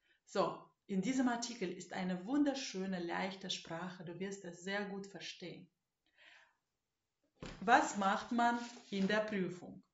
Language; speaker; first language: German; non-native, fluent; Russian